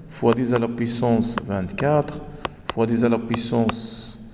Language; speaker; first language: French; non-native, local second language; Arabic